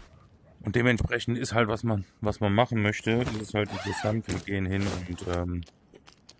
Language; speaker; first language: German; native; German